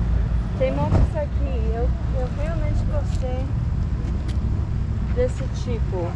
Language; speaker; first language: Portuguese; non-native, fluent; English